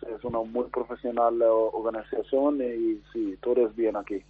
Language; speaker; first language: Spanish; non-native, learner; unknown